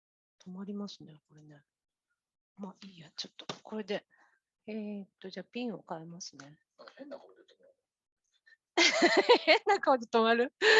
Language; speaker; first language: Japanese; native; Japanese